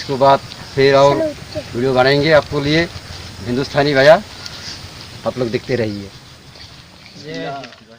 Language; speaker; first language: Hindi; non-native, local second language; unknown